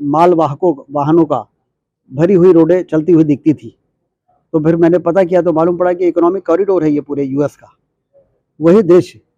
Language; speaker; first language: Hindi; native; Hindi